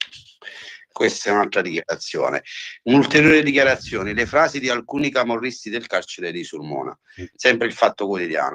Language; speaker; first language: Italian; native; Italian